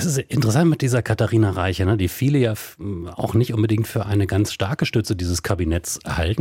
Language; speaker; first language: German; native; German